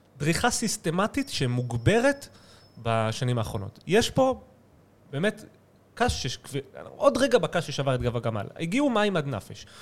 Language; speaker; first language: Hebrew; native; Hebrew